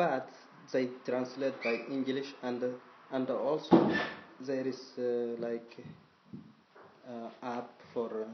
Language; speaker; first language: English; non-native, learner; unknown